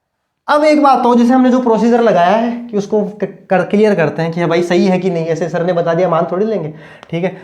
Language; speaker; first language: Hindi; native; Hindi